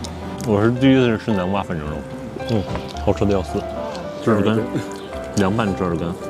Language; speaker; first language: Chinese; native; Chinese